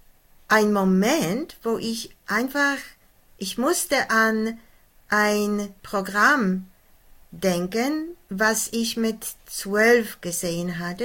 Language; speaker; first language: German; non-native, fluent; Polish